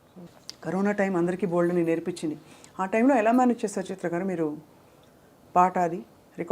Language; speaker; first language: Telugu; native; Telugu